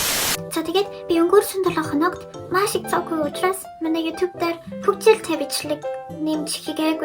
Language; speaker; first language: Mongolian; non-native, learner; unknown